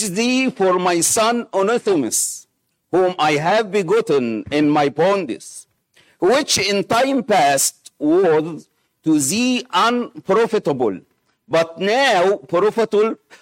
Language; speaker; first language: English; non-native, fluent; Arabic